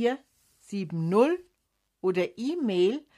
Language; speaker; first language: German; native; German